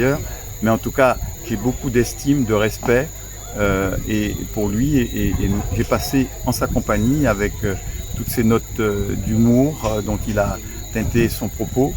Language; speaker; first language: French; native; French